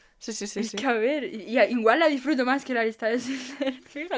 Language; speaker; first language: Spanish; native; Spanish